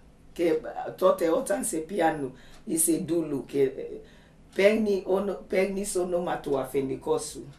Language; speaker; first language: Greek; non-native, learner; Krio